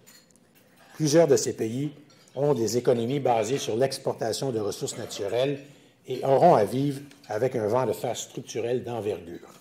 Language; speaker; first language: French; native; French